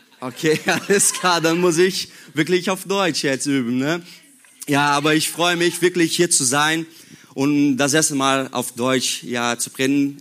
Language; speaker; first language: German; non-native, learner; Portuguese